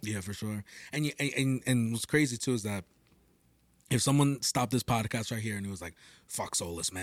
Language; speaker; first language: English; early bilingual, other home language; Spanish